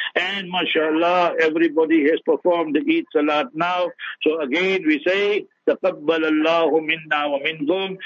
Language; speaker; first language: English; early bilingual, other home language; Urdu